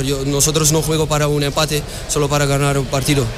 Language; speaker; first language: Spanish; non-native, learner; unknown